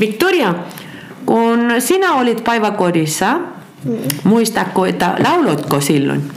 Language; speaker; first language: Finnish; non-native, fluent; Spanish